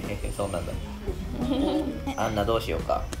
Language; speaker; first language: Japanese; native; Japanese